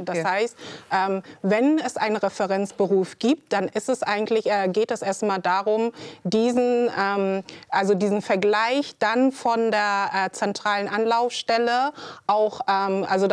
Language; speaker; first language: German; early bilingual, other home language; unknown